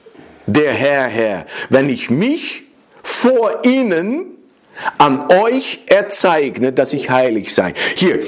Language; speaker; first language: German; non-native, fluent; Dutch